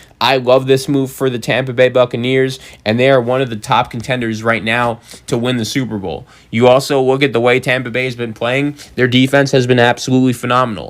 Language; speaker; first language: English; native; English